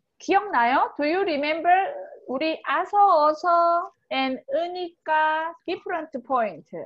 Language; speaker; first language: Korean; native; Korean